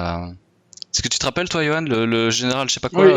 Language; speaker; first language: French; native; French